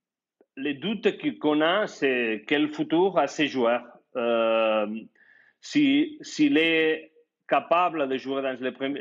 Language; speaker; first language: French; non-native, fluent; Spanish